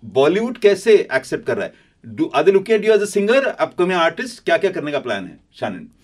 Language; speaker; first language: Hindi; native; Hindi